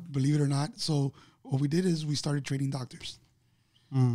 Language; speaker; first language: English; native; English